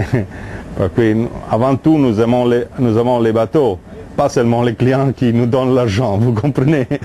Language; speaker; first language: French; non-native, learner; Italian